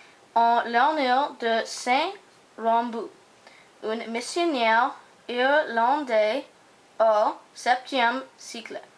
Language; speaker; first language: French; non-native, learner; English